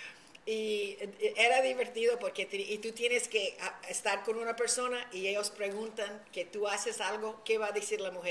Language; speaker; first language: Spanish; early bilingual, heritage; Spanish